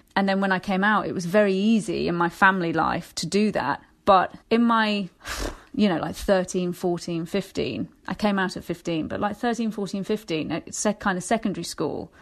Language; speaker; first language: English; native; English